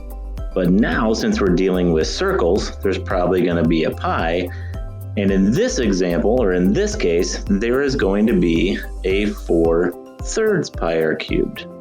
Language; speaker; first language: English; native; English